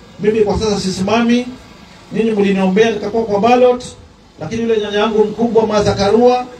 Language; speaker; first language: Swahili; native; Swahili